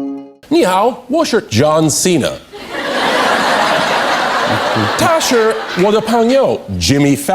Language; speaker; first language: Chinese; non-native, learner; English